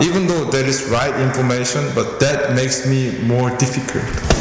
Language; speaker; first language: English; non-native, fluent; Korean